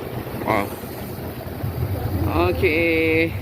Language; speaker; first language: English; non-native, fluent; Malay